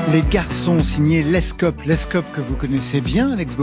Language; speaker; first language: French; native; French